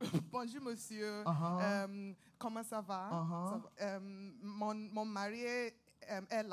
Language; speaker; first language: French; non-native, learner; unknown